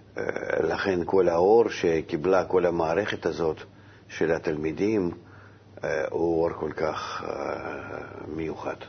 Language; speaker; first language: Hebrew; non-native, fluent; Russian